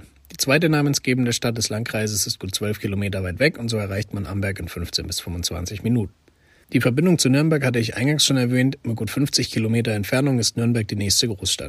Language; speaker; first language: German; native; German